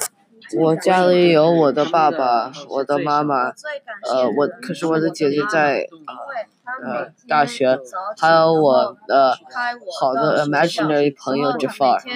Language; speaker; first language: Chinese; non-native, learner; English